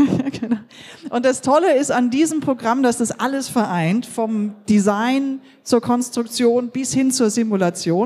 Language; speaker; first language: German; native; German